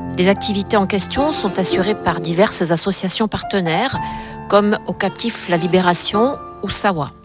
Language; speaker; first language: French; native; French